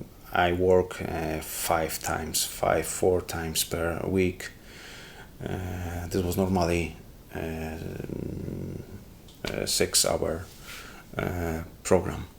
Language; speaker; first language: English; non-native, learner; Polish